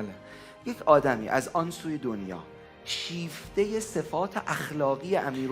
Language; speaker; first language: Persian; native; Persian